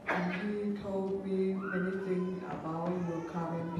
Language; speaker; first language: English; non-native, learner; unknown